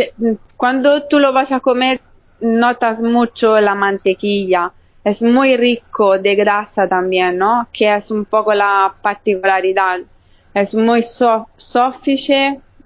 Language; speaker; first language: Spanish; non-native, fluent; Italian